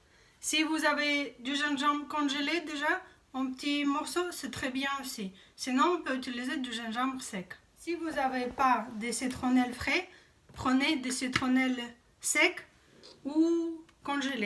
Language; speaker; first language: French; non-native, fluent; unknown